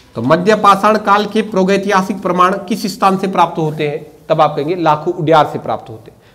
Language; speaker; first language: Hindi; native; Hindi